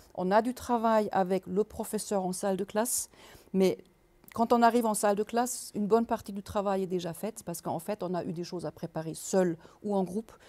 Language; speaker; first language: French; native; French